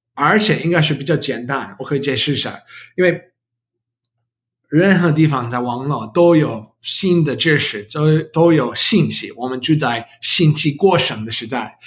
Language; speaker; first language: Chinese; non-native, learner; English